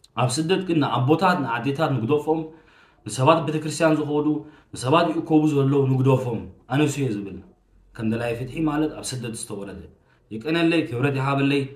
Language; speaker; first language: Tigrinya; early bilingual, heritage; Tigrinya